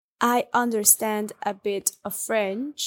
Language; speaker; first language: English; non-native, learner; Spanish